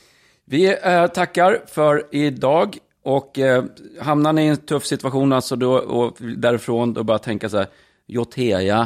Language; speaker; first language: Swedish; native; Swedish